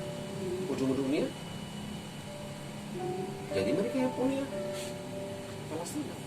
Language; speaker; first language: Indonesian; non-native, fluent; Arabic